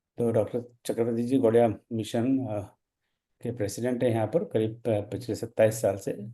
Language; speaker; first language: Hindi; native; Hindi